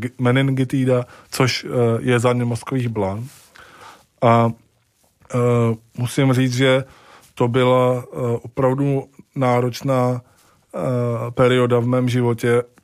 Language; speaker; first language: Czech; native; Czech